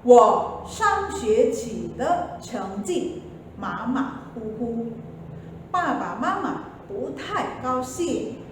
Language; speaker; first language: Chinese; non-native, fluent; Indonesian